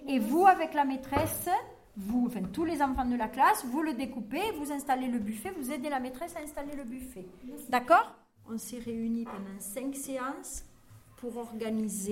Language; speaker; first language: French; native; French